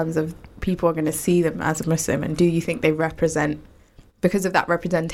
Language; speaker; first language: English; native; English